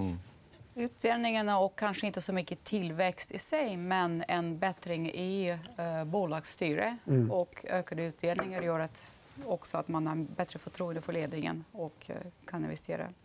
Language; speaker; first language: Swedish; non-native, fluent; Russian